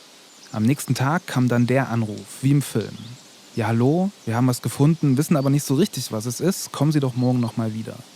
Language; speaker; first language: German; native; German